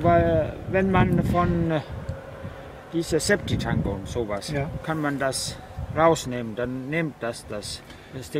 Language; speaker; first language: German; non-native, learner; Danish